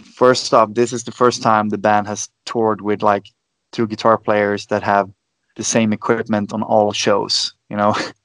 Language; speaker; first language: English; non-native, fluent; Swedish